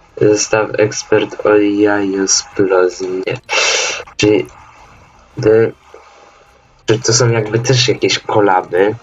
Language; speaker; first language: Polish; native; Polish